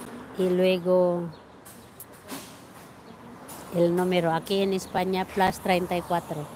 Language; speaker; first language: Spanish; non-native, learner; Filipino